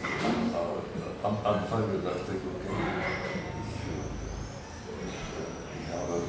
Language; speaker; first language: German; non-native, learner; Czech